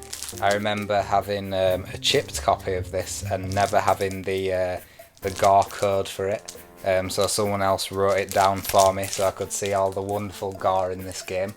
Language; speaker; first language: English; native; English